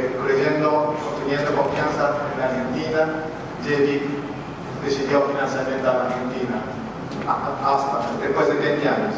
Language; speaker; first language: Spanish; non-native, fluent; Japanese